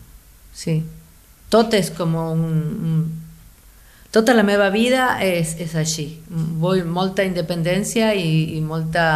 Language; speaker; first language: Catalan; non-native, fluent; Spanish